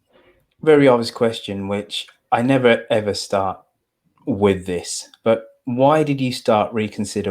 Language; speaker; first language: English; native; English